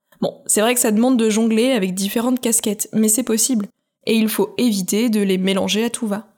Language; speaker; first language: French; native; French